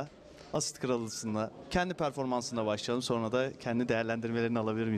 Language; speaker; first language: Turkish; native; Turkish